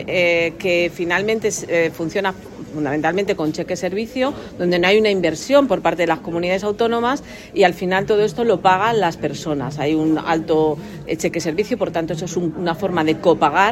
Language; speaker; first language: Spanish; native; Spanish